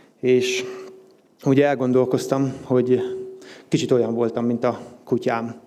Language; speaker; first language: Hungarian; native; Hungarian